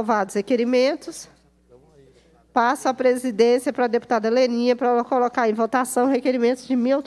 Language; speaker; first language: Portuguese; native; Portuguese